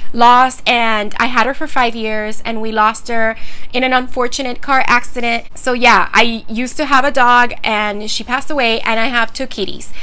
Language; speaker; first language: English; early bilingual, other home language; Spanish